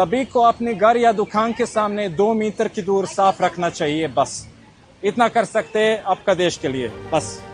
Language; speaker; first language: Hindi; non-native, learner; Serbian